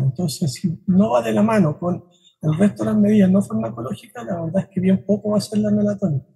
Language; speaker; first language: Spanish; native; Spanish